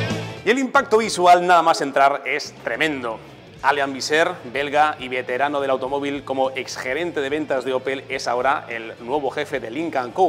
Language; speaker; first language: Spanish; native; Spanish